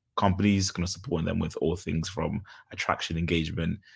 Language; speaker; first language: English; early bilingual, other home language; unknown